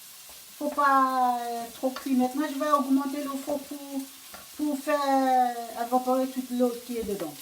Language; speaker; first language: French; non-native, fluent; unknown